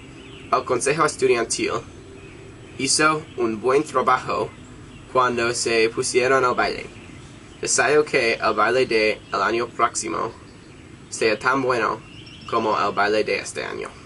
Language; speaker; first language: Spanish; non-native, learner; English